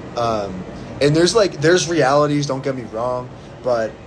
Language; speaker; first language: English; native; English